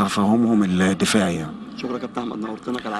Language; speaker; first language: Arabic; native; Arabic